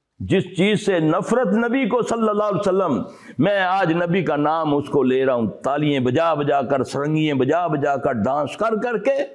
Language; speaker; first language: Urdu; non-native, local second language; Punjabi